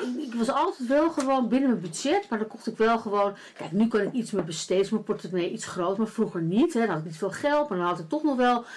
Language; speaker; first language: Dutch; early bilingual, other home language; Spanish